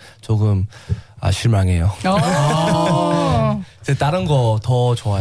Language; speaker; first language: Korean; non-native, learner; English